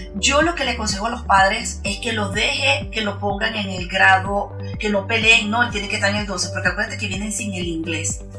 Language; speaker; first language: Spanish; native; Spanish